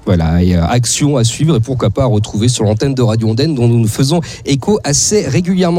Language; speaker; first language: French; native; French